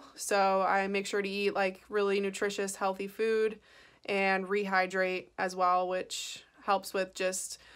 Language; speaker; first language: English; native; English